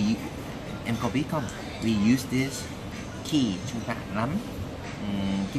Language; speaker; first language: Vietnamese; non-native, learner; Korean